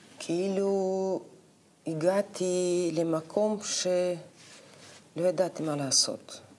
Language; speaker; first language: Hebrew; non-native, fluent; Russian